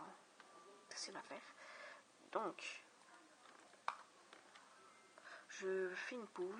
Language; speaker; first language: French; native; French